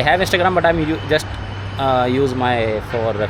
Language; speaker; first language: English; non-native, learner; Hindi